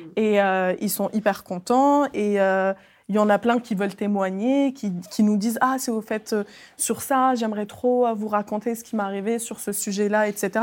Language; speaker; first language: French; early bilingual, other home language; Arabic